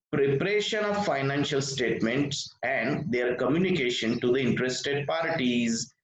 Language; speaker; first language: English; non-native, local second language; Marathi